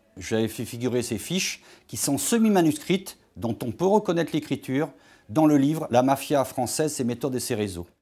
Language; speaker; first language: French; native; French